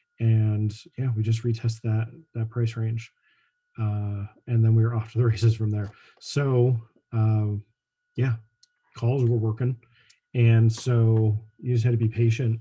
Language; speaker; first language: English; native; English